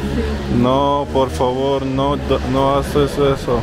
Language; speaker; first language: Spanish; non-native, fluent; Russian